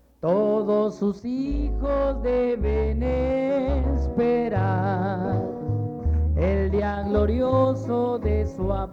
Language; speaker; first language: Spanish; native; Spanish